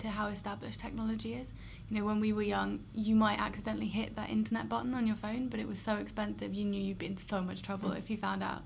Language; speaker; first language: English; native; English